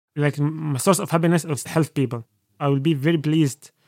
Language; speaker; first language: English; non-native, fluent; Arabic